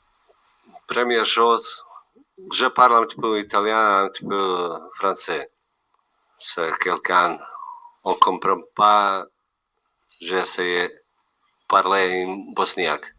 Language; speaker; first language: French; non-native, learner; Bosnian